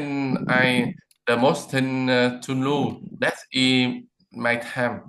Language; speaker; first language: English; non-native, learner; Vietnamese